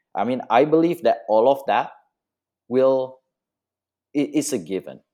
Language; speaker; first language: English; non-native, fluent; Indonesian